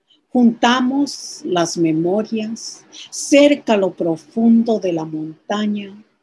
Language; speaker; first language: Spanish; early bilingual, heritage; Spanish